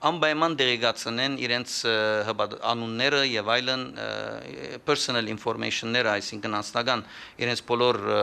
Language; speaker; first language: Armenian; early bilingual, heritage; Armenian